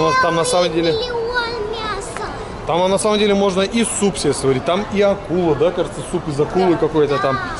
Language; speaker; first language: Russian; native; Russian